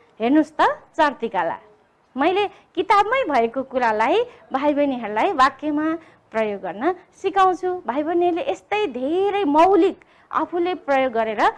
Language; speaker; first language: Nepali; native; Nepali